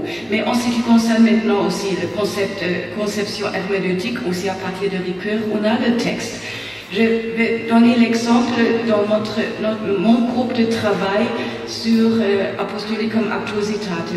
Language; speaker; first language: French; non-native, fluent; German